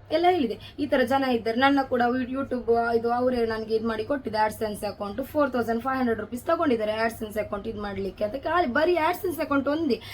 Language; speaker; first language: Kannada; non-native, local second language; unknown